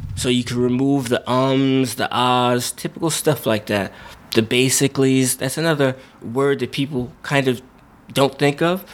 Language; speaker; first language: English; native; English